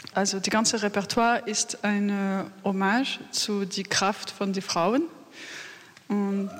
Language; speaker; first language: German; non-native, learner; French